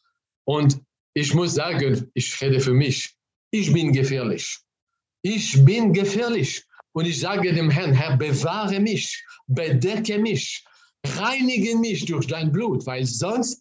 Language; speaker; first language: German; non-native, fluent; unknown